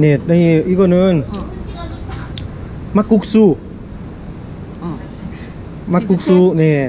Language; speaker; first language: Korean; non-native, learner; Thai